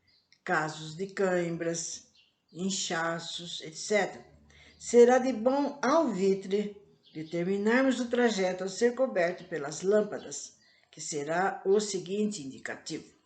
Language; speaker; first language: Portuguese; native; Portuguese